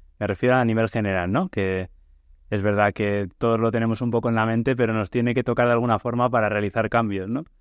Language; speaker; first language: Spanish; native; Spanish